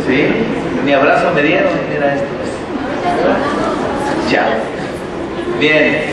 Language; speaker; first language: Spanish; native; Spanish